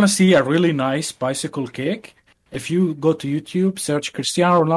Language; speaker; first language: English; non-native, fluent; Arabic